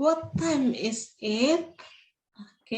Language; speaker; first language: English; non-native, fluent; Indonesian